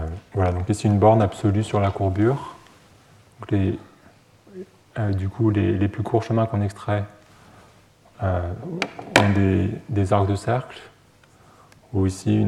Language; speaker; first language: French; native; French